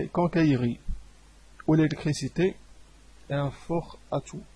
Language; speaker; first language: French; non-native, local second language; Arabic